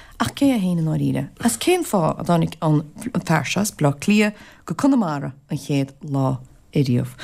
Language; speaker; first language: Irish; native; Irish